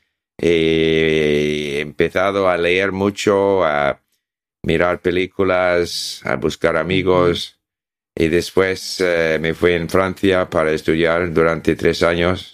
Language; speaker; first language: Spanish; non-native, fluent; English